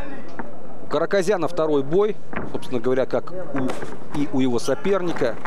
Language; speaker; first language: Russian; native; Russian